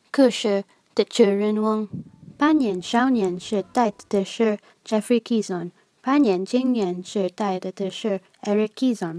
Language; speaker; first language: Chinese; non-native, learner; Filipino